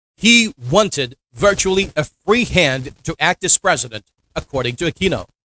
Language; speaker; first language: English; non-native, local second language; Filipino